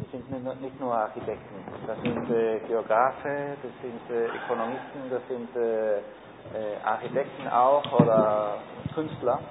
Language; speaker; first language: German; non-native, fluent; Spanish